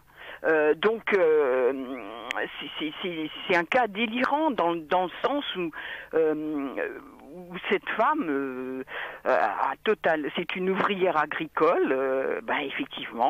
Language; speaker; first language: French; native; French